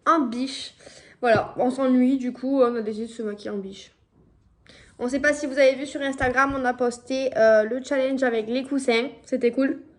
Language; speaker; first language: French; native; French